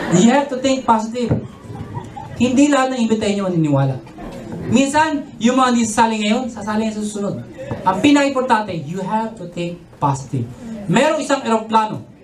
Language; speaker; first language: Filipino; non-native, local second language; Pangasinan